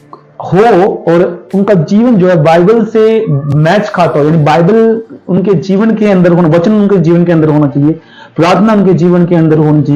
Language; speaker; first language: Hindi; native; Hindi